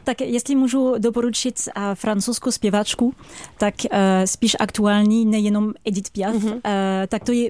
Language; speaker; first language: Czech; non-native, fluent; French